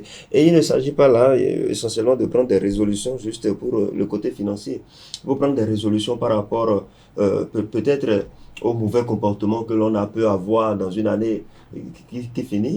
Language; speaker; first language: French; non-native, local second language; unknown